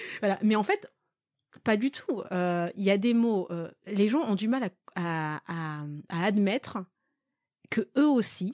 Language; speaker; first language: French; early bilingual, other home language; Malagasy